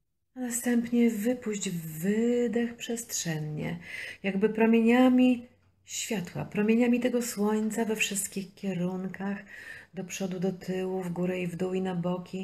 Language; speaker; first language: Polish; native; Polish